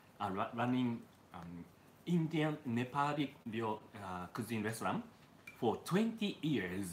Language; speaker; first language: English; non-native, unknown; Japanese